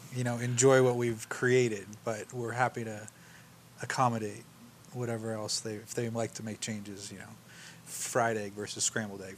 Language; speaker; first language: English; native; English